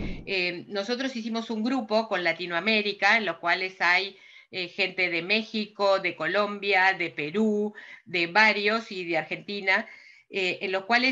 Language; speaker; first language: Spanish; native; Spanish